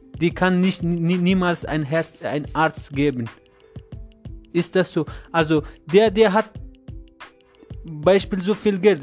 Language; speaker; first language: German; non-native, learner; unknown